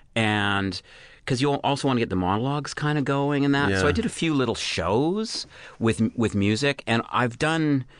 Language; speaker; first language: English; native; English